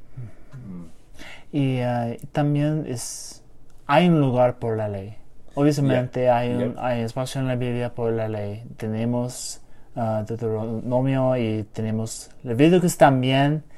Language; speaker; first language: Spanish; non-native, learner; English